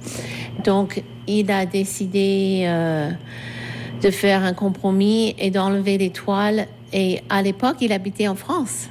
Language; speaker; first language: French; non-native, fluent; English